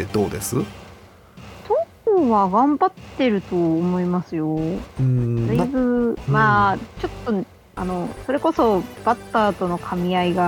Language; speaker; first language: Japanese; native; Japanese